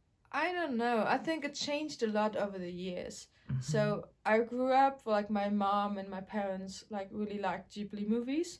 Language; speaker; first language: English; non-native, fluent; German